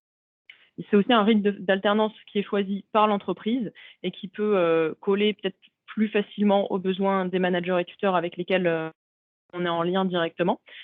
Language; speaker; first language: French; native; French